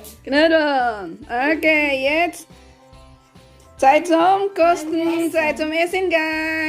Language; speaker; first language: German; non-native, learner; Filipino